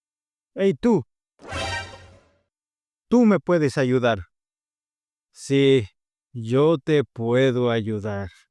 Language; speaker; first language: Spanish; non-native, fluent; English